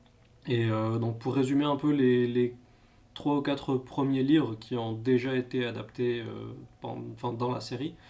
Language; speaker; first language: French; native; French